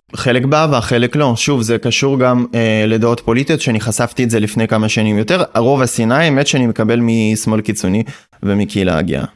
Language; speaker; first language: Hebrew; non-native, fluent; Russian